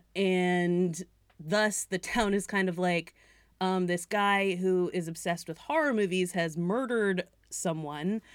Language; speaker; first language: English; native; English